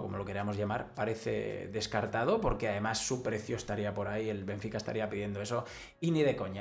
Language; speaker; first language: Spanish; native; Spanish